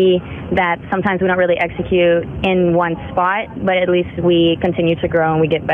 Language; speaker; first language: English; native; English